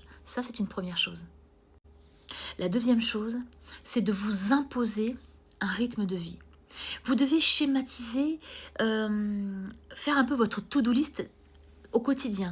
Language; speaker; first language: French; native; French